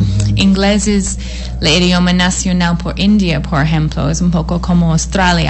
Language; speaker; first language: Spanish; non-native, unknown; English